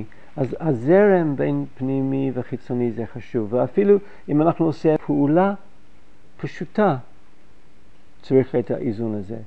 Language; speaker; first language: Hebrew; non-native, fluent; English